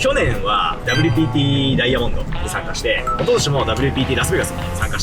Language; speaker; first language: Japanese; native; Japanese